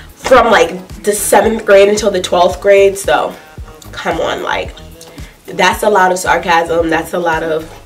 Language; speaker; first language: English; native; English